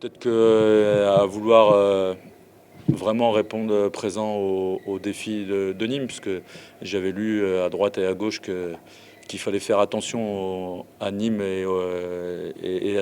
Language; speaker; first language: French; native; French